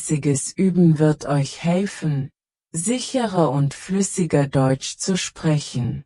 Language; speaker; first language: German; native; German